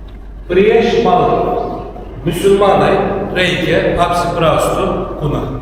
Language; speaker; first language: Lithuanian; non-native, learner; Turkish